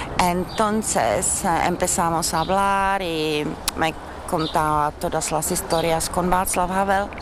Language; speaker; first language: Spanish; non-native, fluent; Czech